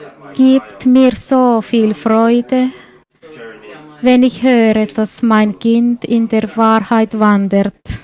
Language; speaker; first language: German; non-native, fluent; Swedish